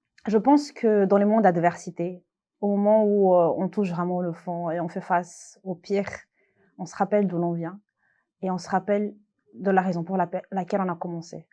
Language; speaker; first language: French; non-native, local second language; Malagasy